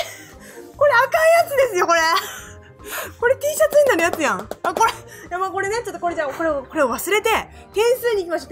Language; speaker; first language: Japanese; native; Japanese